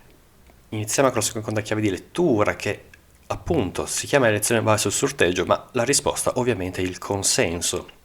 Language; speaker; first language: Italian; native; Italian